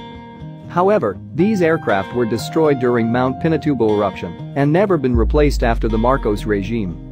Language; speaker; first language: English; non-native, local second language; Filipino